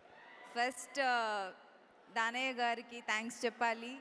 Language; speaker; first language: Telugu; non-native, learner; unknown